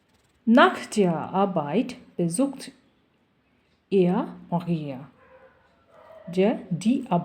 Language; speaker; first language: German; non-native, fluent; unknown